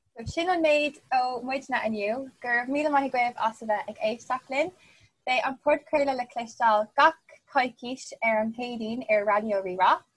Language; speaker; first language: Irish; non-native, local second language; English